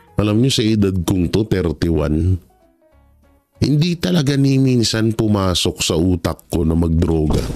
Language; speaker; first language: Filipino; non-native, local second language; Cebuano